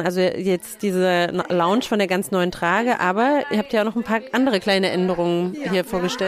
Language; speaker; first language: German; native; German